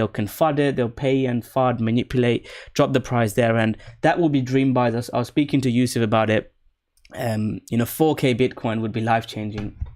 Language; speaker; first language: English; native; English